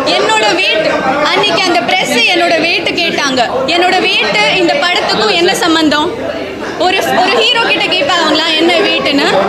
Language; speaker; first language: Tamil; non-native, local second language; Malayalam